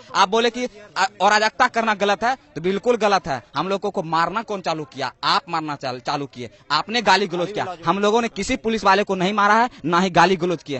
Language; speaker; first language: Hindi; native; Hindi